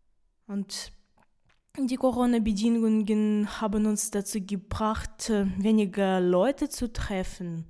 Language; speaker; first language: German; non-native, fluent; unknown